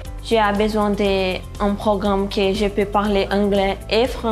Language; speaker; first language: French; non-native, learner; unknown